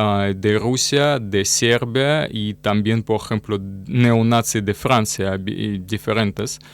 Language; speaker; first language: Spanish; non-native, learner; Russian